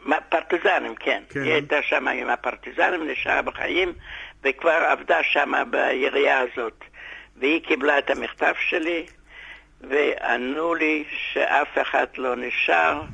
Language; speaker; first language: Hebrew; non-native, fluent; Yiddish